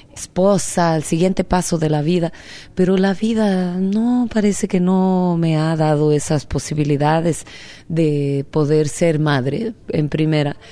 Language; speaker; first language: Spanish; native; Spanish